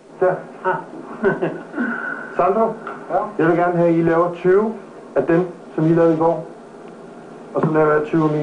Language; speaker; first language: Danish; native; Danish